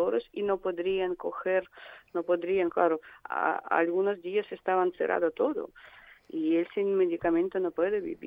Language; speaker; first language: Spanish; non-native, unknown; Russian